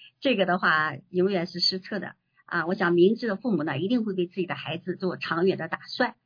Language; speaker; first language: Chinese; native; Chinese